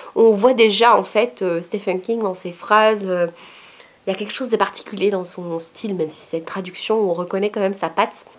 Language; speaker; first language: French; native; French